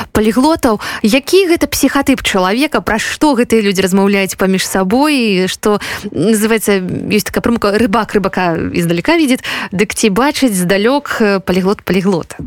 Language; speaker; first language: Belarusian; native; Belarusian